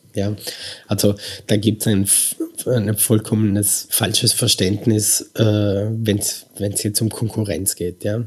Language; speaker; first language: German; native; German